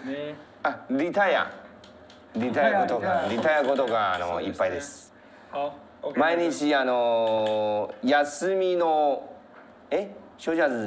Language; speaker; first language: Japanese; non-native, learner; Chinese